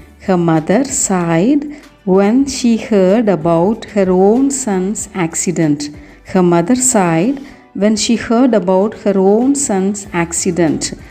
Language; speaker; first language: English; non-native, local second language; Tamil